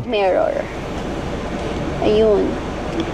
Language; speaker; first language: Filipino; non-native, local second language; Hiligaynon